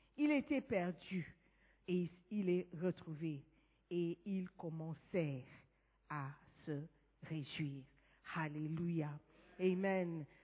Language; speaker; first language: French; non-native, fluent; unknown